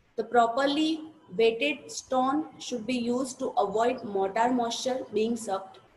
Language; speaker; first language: English; non-native, local second language; Gujarati